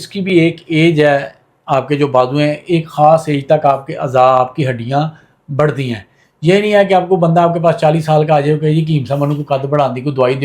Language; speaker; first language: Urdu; non-native, local second language; Punjabi